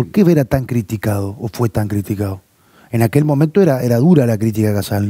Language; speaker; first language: Spanish; native; Spanish